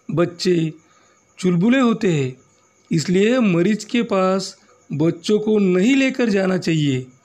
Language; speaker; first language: Hindi; non-native, local second language; Marathi